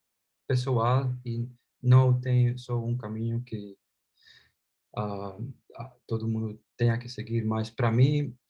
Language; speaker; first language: Portuguese; non-native, fluent; Spanish